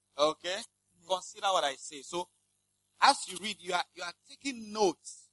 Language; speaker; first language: English; non-native, local second language; Akan